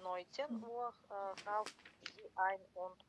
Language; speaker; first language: German; non-native, learner; Macedonian